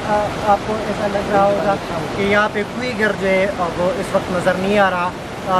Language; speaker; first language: Hindi; non-native, local second language; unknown